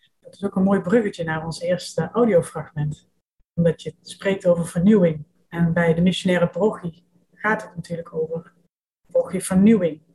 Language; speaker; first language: Dutch; native; Dutch